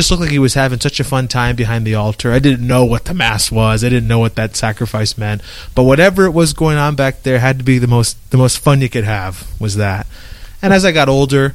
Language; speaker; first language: English; native; English